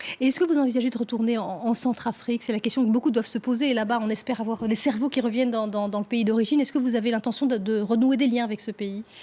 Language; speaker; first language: French; native; French